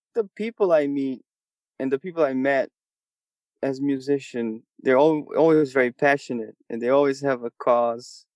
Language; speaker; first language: English; non-native, fluent; Portuguese